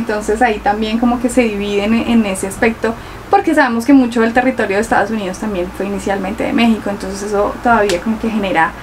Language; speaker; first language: Spanish; native; Spanish